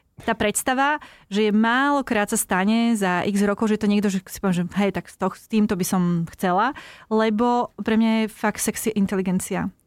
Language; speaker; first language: Slovak; native; Slovak